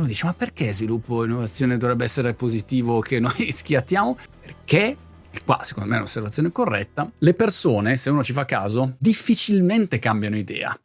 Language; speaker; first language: Italian; native; Italian